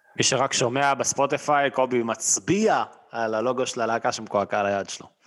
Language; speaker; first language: Hebrew; native; Hebrew